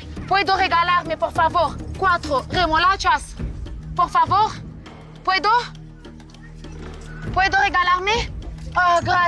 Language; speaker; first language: Spanish; non-native, learner; Romanian